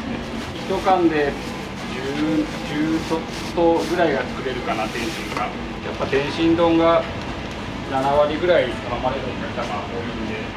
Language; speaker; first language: Japanese; native; Japanese